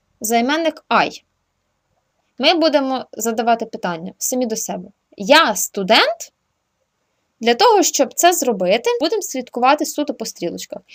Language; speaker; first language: Ukrainian; native; Ukrainian